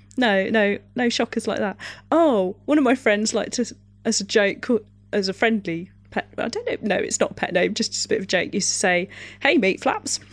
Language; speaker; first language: English; native; English